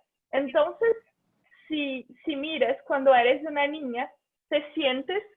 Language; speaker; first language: Spanish; non-native, fluent; Portuguese